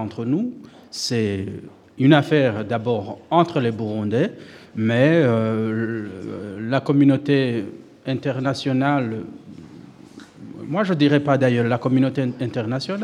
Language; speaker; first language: French; non-native, local second language; Rundi